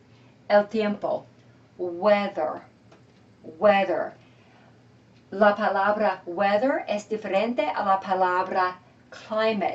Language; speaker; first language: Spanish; non-native, fluent; English